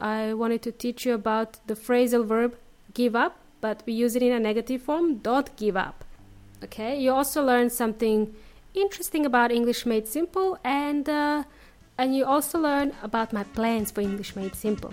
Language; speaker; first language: English; native; English